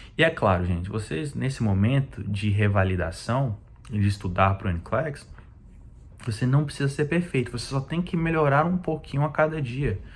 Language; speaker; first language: Portuguese; native; Portuguese